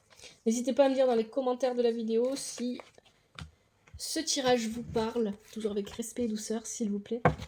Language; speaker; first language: French; native; French